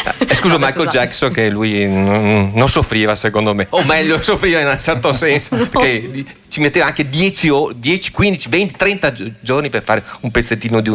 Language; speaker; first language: Italian; native; Italian